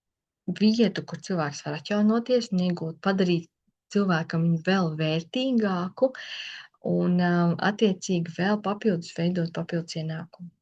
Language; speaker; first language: Latvian; native; Latvian